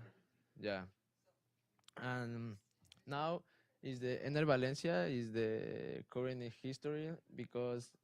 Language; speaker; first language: English; non-native, learner; Spanish